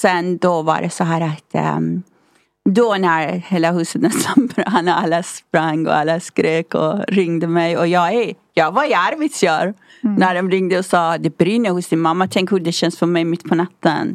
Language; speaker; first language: Swedish; non-native, fluent; Persian